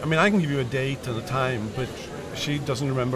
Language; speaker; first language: English; native; English